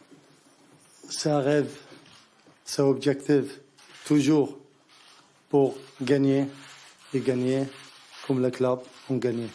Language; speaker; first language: French; non-native, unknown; Arabic